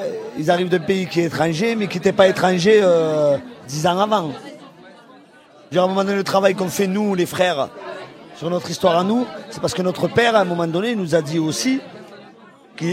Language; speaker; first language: French; native; French